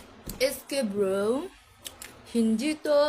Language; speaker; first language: Hindi; non-native, learner; Mizo